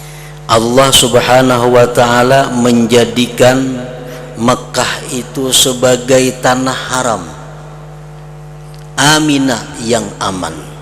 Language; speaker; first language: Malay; non-native, local second language; Banjar